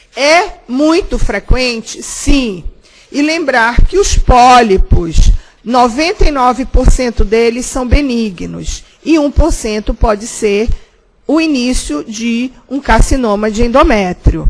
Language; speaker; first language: Portuguese; native; Portuguese